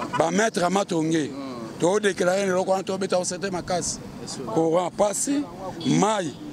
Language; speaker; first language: Lingala; native; Lingala